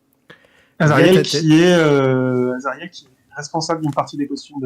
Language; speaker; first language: French; native; French